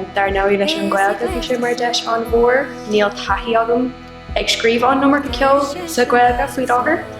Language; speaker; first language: Irish; non-native, local second language; English